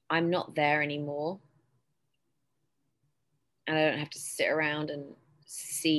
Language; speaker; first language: English; native; English